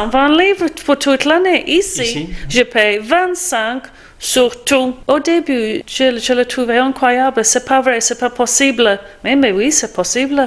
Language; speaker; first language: French; non-native, fluent; English